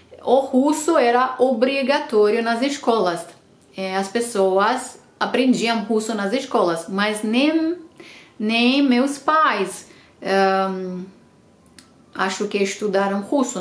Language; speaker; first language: Portuguese; non-native, fluent; Romanian